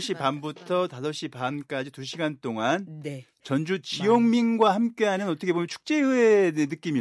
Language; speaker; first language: Korean; native; Korean